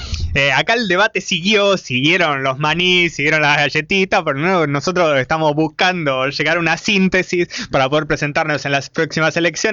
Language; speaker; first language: Spanish; native; Spanish